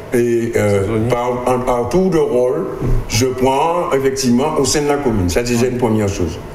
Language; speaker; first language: French; native; French